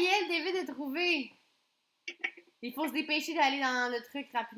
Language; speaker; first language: French; native; French